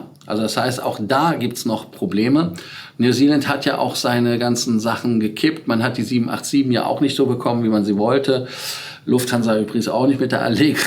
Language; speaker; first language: German; native; German